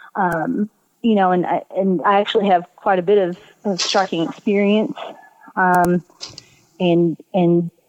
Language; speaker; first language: English; native; English